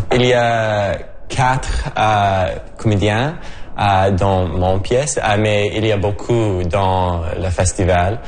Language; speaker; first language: French; non-native, local second language; English